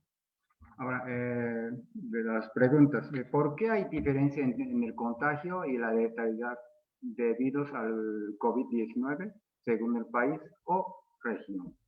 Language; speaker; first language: Spanish; non-native, fluent; Japanese